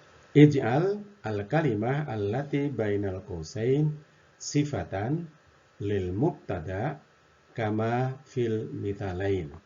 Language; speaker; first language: Arabic; non-native, fluent; Indonesian